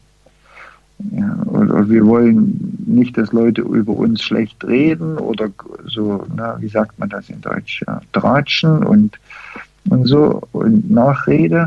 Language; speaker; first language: German; non-native, fluent; English